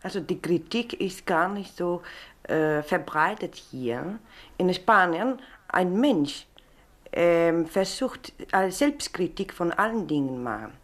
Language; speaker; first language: German; non-native, fluent; Spanish